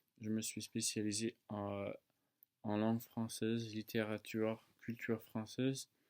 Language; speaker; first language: French; non-native, fluent; English